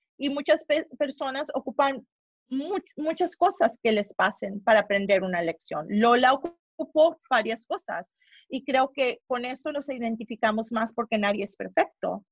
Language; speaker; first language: Spanish; early bilingual, heritage; Spanish